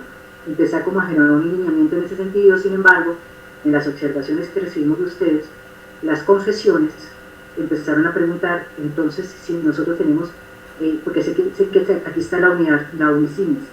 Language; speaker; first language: Spanish; native; Spanish